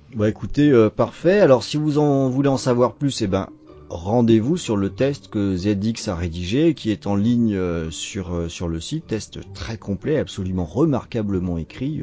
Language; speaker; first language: French; native; French